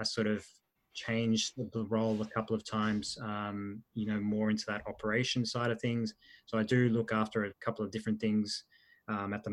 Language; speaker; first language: English; early bilingual, other home language; Italian